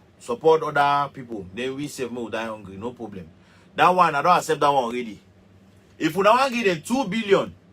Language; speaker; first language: Nigerian Pidgin; native; Nigerian Pidgin